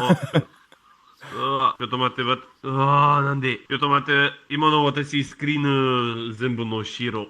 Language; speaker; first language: Japanese; non-native, learner; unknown